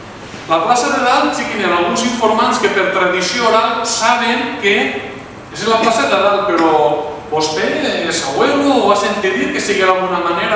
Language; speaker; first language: Catalan; native; Catalan